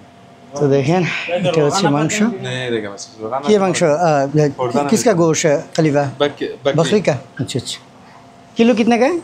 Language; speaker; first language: Hindi; non-native, learner; Bangla